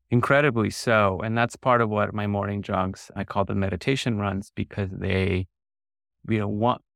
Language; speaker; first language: English; early bilingual, other home language; Spanish